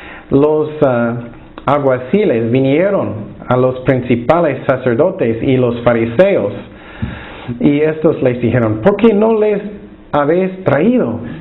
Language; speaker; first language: Spanish; non-native, fluent; English